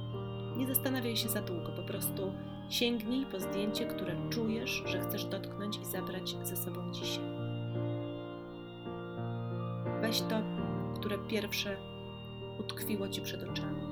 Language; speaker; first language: Polish; native; Polish